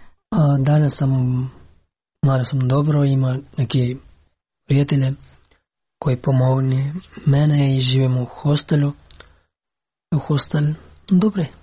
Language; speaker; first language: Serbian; non-native, learner; Pashto